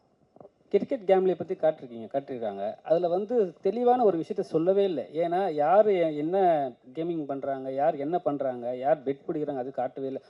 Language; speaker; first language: Tamil; native; Tamil